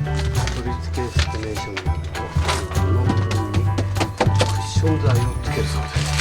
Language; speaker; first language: Japanese; native; Japanese